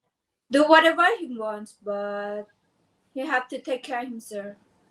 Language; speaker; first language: English; non-native, learner; Thai